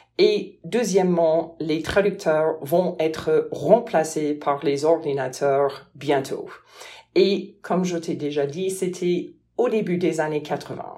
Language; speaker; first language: French; non-native, fluent; English